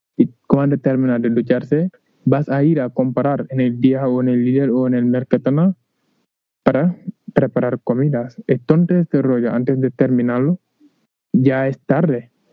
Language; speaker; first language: Spanish; non-native, learner; Wolof